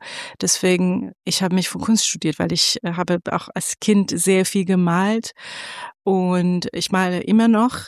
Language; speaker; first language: German; non-native, fluent; Persian